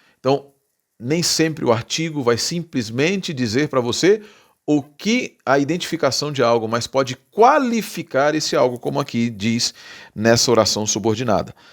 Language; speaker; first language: Portuguese; native; Portuguese